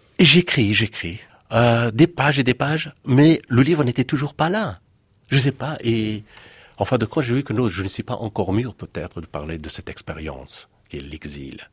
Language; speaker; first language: French; non-native, fluent; Persian